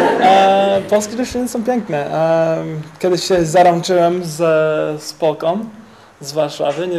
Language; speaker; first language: Polish; early bilingual, heritage; English